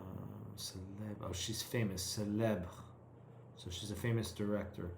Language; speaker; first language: French; non-native, learner; English